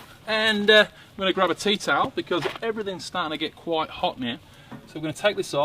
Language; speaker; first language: English; native; English